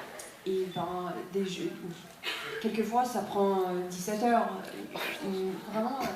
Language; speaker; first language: French; non-native, fluent; English